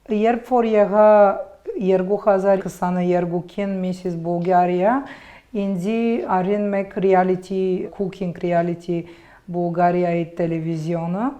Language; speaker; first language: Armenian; early bilingual, heritage; Armenian